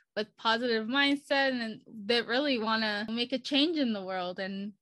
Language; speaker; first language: English; early bilingual, other home language; Spanish